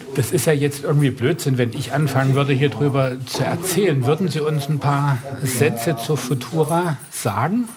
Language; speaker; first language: German; native; German